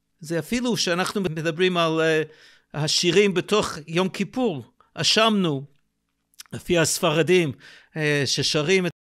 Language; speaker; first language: Hebrew; non-native, fluent; English